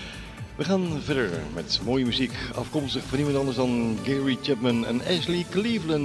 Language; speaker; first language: Dutch; native; Dutch